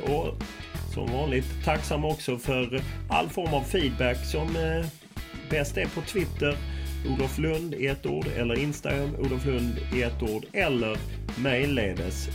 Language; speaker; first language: Swedish; native; Swedish